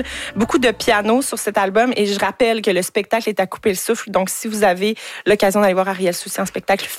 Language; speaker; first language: French; native; French